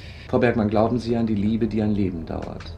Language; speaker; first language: German; native; German